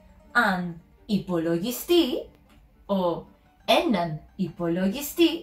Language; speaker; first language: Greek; non-native, learner; English